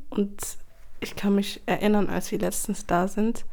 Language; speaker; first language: German; early bilingual, other home language; English